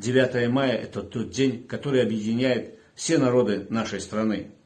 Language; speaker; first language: Russian; non-native, local second language; Chechen